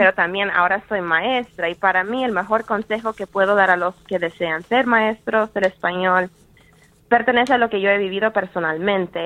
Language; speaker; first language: Spanish; early bilingual, heritage; Spanish